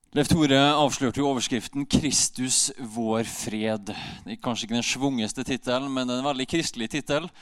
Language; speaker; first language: Norwegian; native; Norwegian